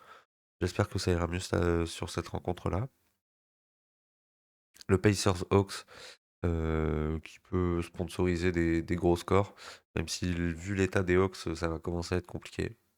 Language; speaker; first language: French; native; French